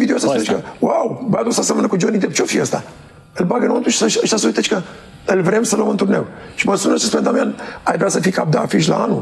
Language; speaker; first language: Romanian; native; Romanian